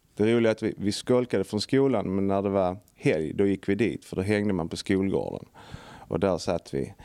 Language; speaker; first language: Swedish; native; Swedish